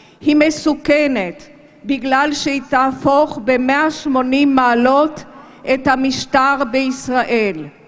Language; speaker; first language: Hebrew; early bilingual, other home language; Romanian